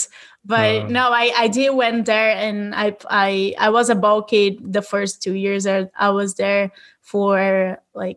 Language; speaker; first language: English; non-native, fluent; Portuguese